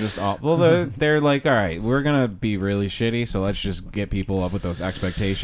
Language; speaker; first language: English; native; English